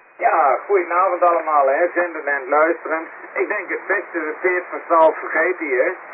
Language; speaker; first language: Dutch; native; Dutch